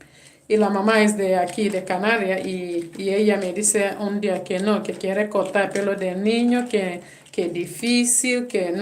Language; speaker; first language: Spanish; non-native, fluent; English